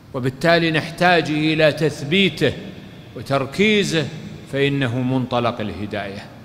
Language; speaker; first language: Arabic; native; Arabic